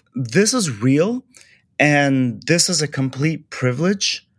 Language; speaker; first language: English; early bilingual, other home language; Persian